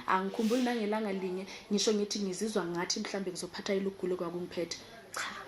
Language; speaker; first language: Zulu; native; Zulu